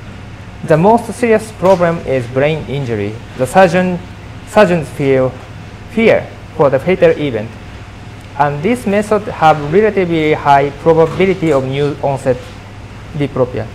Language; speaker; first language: English; non-native, fluent; Japanese